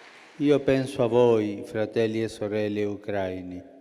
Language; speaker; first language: Italian; early bilingual, heritage; Spanish